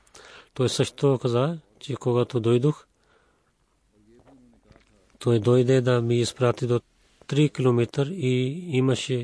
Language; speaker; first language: Bulgarian; non-native, fluent; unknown